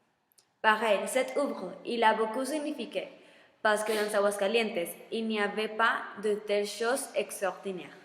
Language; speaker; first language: French; non-native, learner; Spanish